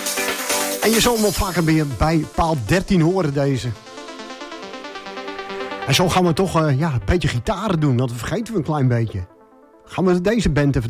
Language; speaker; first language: Dutch; native; Dutch